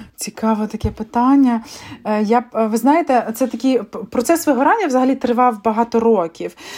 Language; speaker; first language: Ukrainian; native; Ukrainian